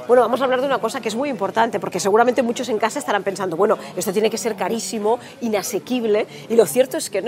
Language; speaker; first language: Spanish; native; Spanish